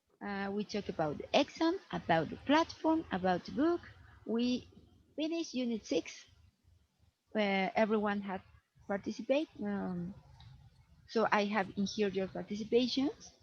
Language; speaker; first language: English; non-native, fluent; Spanish